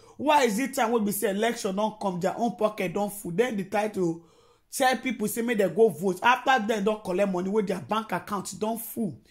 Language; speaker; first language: Nigerian Pidgin; non-native, local second language; Yoruba